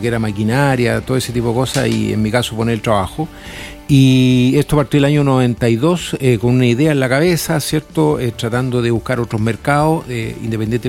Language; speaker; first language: Spanish; native; Spanish